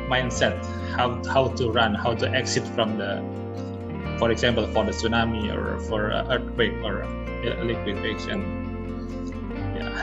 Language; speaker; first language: English; non-native, learner; Indonesian